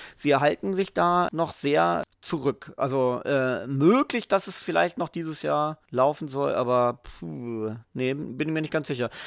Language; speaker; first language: German; native; German